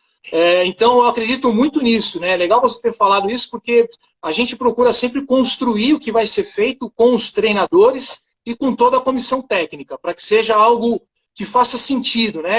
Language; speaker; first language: Portuguese; native; Portuguese